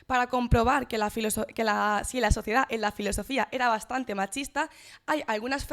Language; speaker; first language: Spanish; native; Spanish